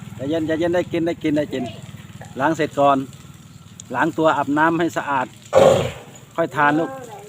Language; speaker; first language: Thai; native; Thai